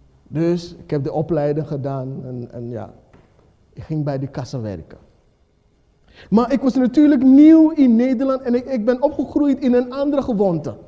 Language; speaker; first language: Dutch; non-native, fluent; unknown